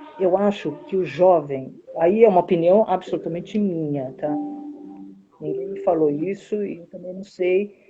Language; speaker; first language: Portuguese; native; Portuguese